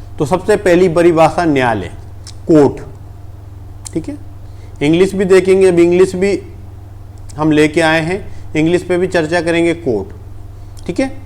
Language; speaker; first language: Hindi; native; Hindi